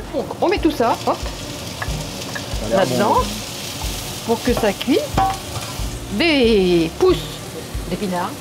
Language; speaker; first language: French; native; French